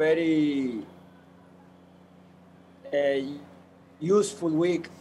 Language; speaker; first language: English; non-native, fluent; Spanish